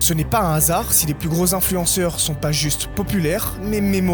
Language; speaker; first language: French; native; French